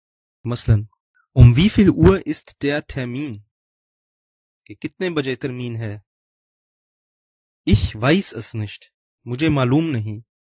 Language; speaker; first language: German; non-native, fluent; Urdu